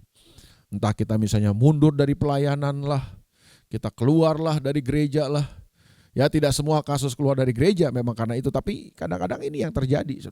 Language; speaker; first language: Indonesian; native; Indonesian